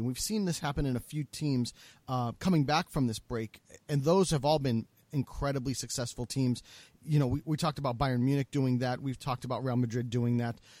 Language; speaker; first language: English; native; English